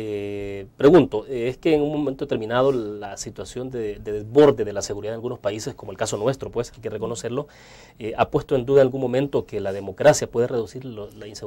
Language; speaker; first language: Spanish; native; Spanish